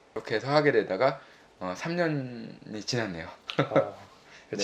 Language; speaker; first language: Korean; native; Korean